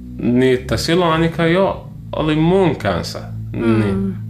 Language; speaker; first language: Finnish; non-native, learner; Arabic